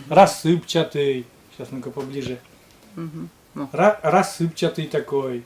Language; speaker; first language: Russian; native; Russian